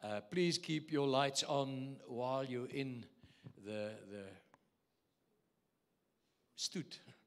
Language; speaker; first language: English; non-native, local second language; Afrikaans